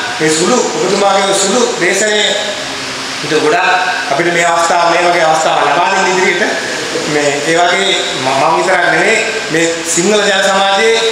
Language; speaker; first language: Sinhala; native; Sinhala